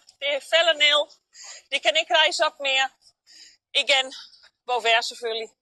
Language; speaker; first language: Danish; non-native, learner; Dutch